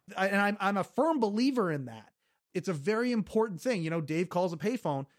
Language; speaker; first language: English; native; English